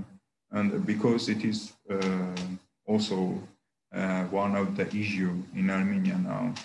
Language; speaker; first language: English; non-native, learner; Armenian